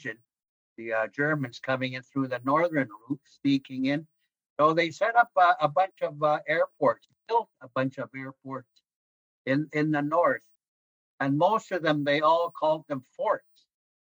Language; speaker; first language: English; non-native, fluent; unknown